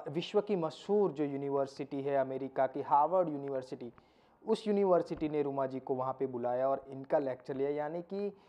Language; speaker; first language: Hindi; non-native, local second language; Gujarati